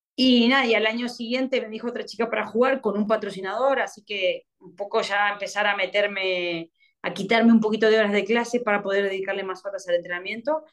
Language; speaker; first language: Spanish; native; Spanish